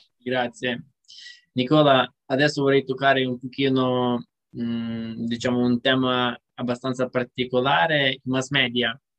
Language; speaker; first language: Italian; non-native, fluent; Russian